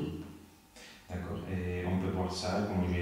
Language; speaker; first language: French; non-native, learner; Spanish